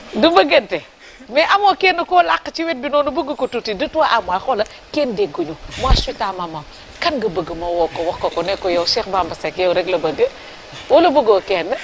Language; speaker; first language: Wolof; native; Wolof